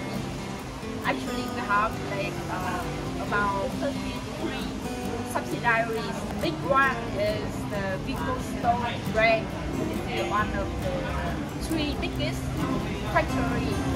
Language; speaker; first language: English; non-native, fluent; Vietnamese